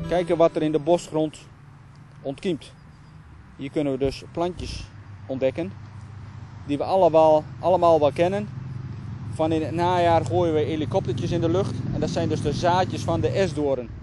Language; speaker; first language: Dutch; native; Dutch